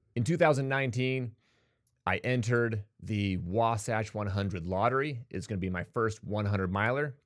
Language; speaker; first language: English; native; English